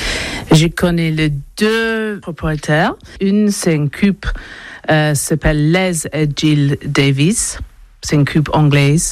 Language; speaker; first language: French; non-native, learner; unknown